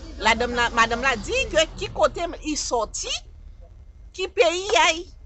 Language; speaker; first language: French; non-native, local second language; Haitian Creole